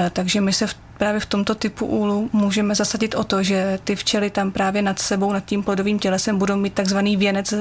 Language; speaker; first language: Czech; native; Czech